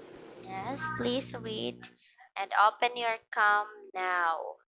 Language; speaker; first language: English; non-native, fluent; Filipino